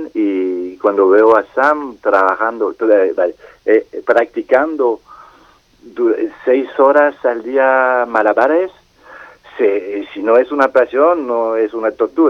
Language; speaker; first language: Spanish; non-native, fluent; French